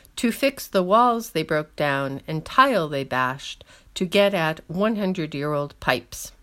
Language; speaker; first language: English; native; English